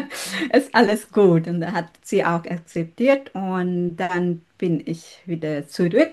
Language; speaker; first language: German; non-native, learner; Sinhala